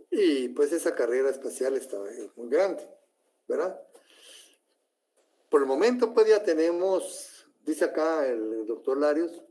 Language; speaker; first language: Spanish; native; Spanish